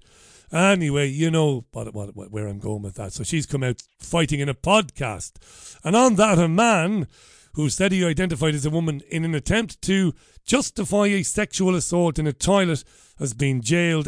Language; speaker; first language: English; non-native, local second language; Irish